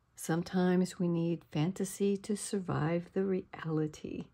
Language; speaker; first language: English; native; English